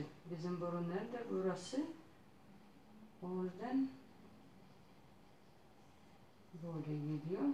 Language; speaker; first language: Turkish; non-native, learner; Russian